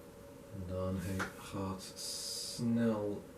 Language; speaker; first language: Dutch; non-native, learner; English